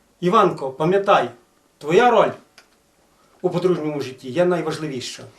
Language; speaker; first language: Ukrainian; native; Ukrainian